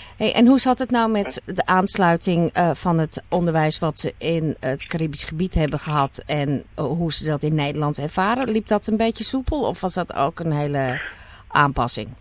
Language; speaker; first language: Dutch; native; Dutch